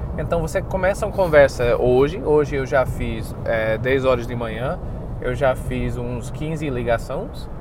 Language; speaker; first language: Portuguese; non-native, fluent; English